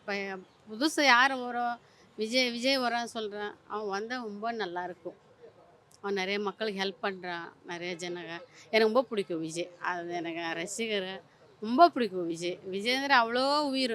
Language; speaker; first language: Tamil; non-native, local second language; Kannada